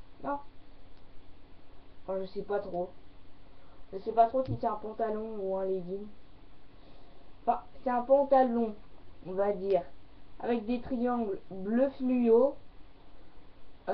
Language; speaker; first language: French; native; French